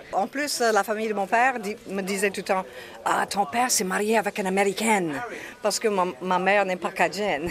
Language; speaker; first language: French; non-native, local second language; English